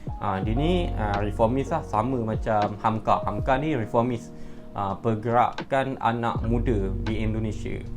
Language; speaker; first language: Malay; native; Malay